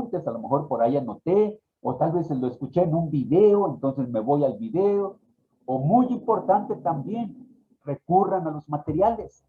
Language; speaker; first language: Spanish; native; Spanish